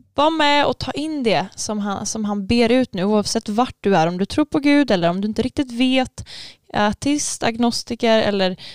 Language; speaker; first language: Swedish; native; Swedish